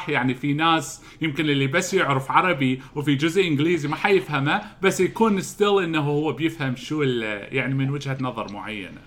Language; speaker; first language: Arabic; native; Arabic